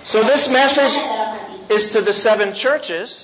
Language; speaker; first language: English; native; English